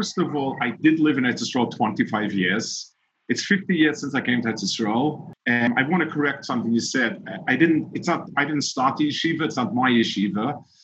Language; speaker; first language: English; early bilingual, other home language; Yiddish